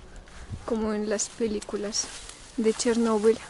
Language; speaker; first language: Spanish; non-native, fluent; Russian